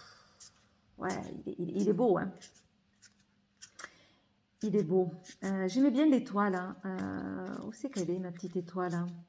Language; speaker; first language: French; native; French